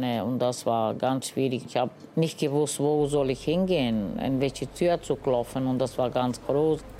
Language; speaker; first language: German; non-native, learner; Romany